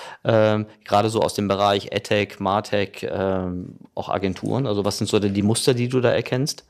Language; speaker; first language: German; native; German